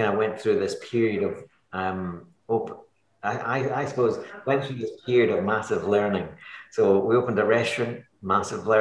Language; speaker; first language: English; native; English